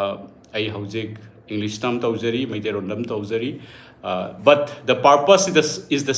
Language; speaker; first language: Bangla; non-native, local second language; Assamese